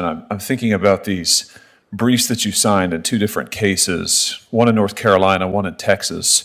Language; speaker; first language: English; native; English